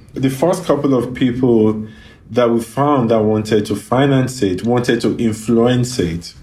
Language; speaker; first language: English; non-native, local second language; Yoruba